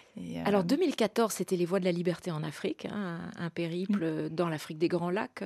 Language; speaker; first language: French; native; French